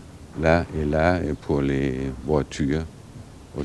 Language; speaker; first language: French; non-native, fluent; Danish